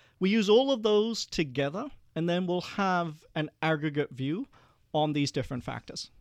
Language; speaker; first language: English; early bilingual, other home language; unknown